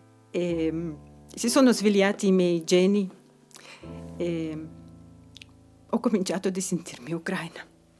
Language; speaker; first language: Italian; non-native, fluent; Russian